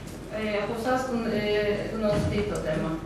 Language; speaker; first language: Greek; non-native, learner; Turkish